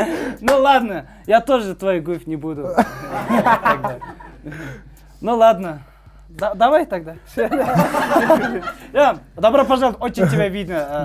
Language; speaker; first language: Russian; non-native, learner; Kazakh